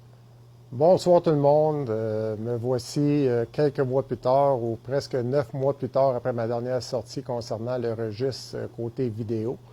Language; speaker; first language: French; native; French